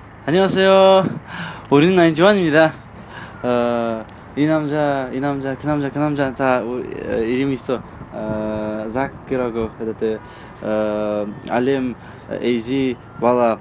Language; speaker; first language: Korean; non-native, learner; Kazakh